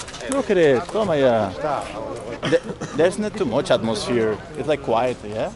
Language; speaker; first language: English; non-native, fluent; Spanish